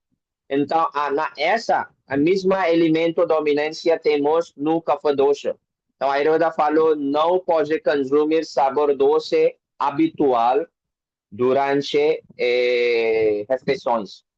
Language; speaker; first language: Portuguese; non-native, learner; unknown